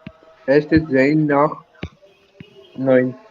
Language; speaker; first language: German; non-native, learner; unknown